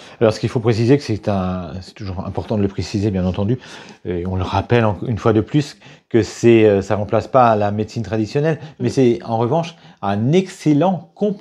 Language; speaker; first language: French; native; French